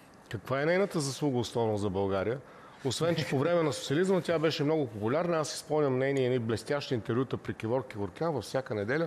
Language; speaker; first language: Bulgarian; native; Bulgarian